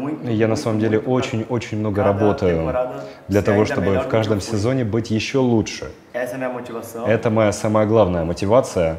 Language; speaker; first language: Russian; non-native, fluent; Portuguese